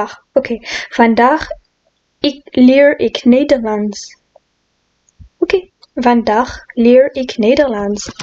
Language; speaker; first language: Dutch; non-native, learner; French